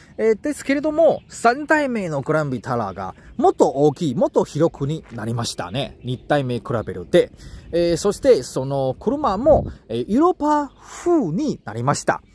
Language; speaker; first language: Japanese; non-native, learner; Chinese